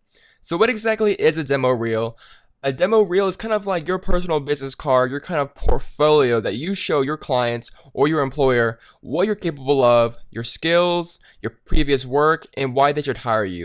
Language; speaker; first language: English; native; English